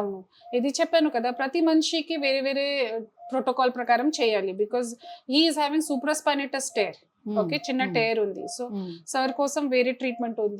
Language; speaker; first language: Telugu; non-native, fluent; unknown